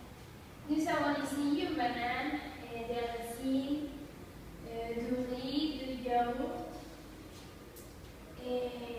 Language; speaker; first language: French; non-native, learner; Spanish